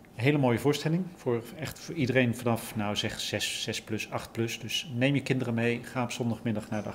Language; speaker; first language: Dutch; native; Dutch